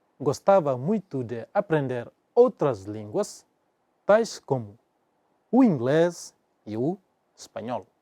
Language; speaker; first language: Portuguese; non-native, local second language; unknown